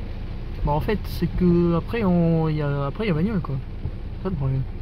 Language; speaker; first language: French; native; French